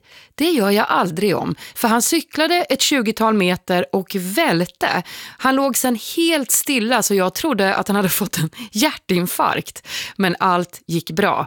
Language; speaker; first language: Swedish; native; Swedish